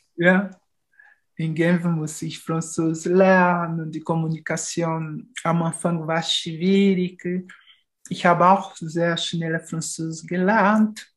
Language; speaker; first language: German; non-native, fluent; Portuguese